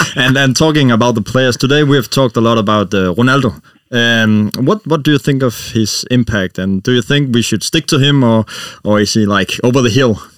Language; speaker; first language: English; non-native, fluent; Danish